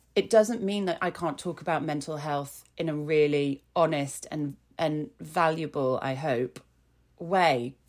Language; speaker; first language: English; native; English